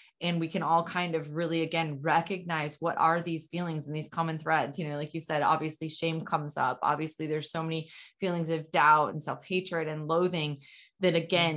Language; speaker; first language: English; native; English